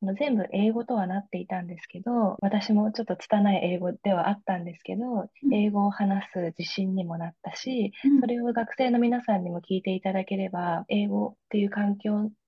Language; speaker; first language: Japanese; native; Japanese